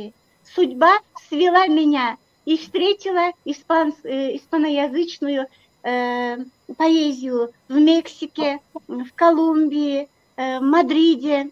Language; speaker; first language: Russian; non-native, local second language; Kyrgyz